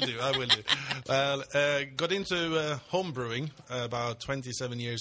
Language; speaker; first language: English; non-native, fluent; Swedish